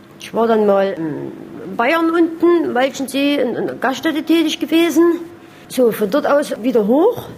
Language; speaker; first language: German; native; German